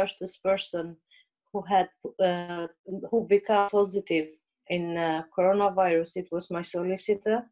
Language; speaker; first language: English; non-native, learner; Albanian